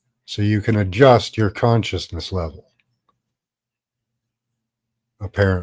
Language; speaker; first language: English; native; English